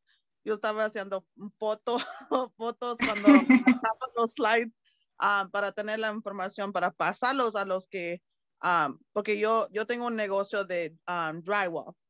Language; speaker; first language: Spanish; early bilingual, heritage; Spanish